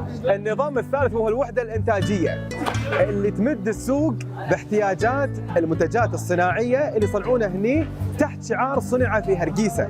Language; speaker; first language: Arabic; native; Arabic